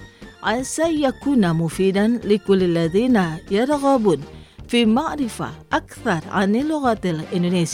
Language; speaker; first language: Arabic; non-native, fluent; Indonesian